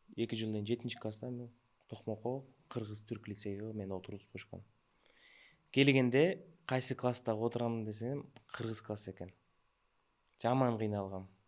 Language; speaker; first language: Kyrgyz; early bilingual, other home language; Russian